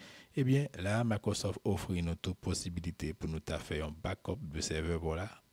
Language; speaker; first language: French; non-native, local second language; Haitian Creole